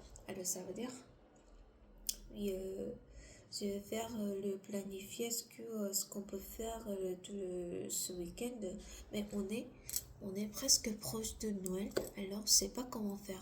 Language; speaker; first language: French; non-native, learner; Korean